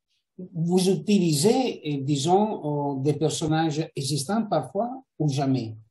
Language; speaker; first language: French; non-native, fluent; Italian